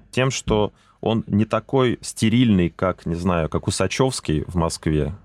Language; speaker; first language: Russian; native; Russian